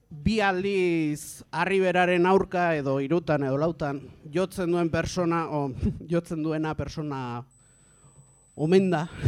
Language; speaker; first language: Basque; native; Basque